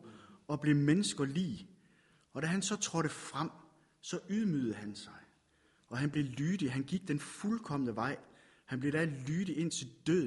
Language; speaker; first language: Danish; native; Danish